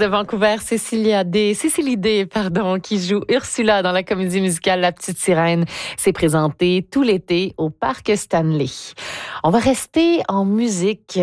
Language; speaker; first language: French; native; French